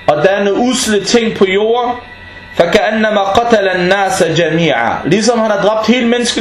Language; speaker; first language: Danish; early bilingual, other home language; Arabic